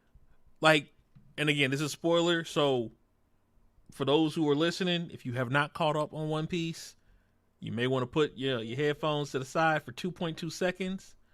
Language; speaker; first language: English; native; English